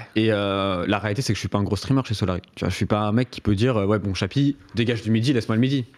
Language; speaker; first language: French; native; French